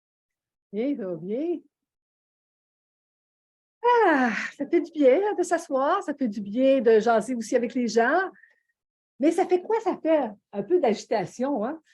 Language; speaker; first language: French; native; French